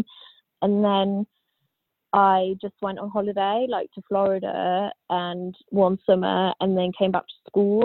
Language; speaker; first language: English; native; English